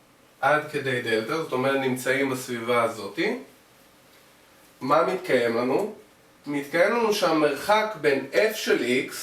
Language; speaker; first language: Hebrew; native; Hebrew